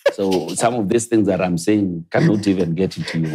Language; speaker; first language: English; non-native, local second language; Luo (Kenya and Tanzania)